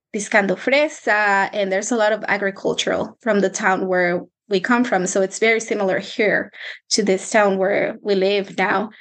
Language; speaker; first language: English; non-native, fluent; Spanish